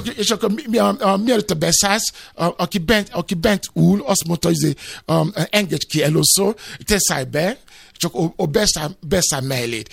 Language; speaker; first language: Hungarian; non-native, fluent; Yoruba